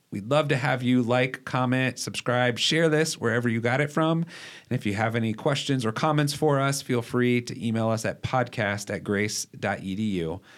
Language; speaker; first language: English; native; English